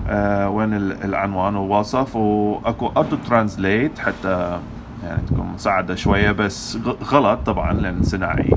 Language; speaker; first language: Arabic; non-native, fluent; English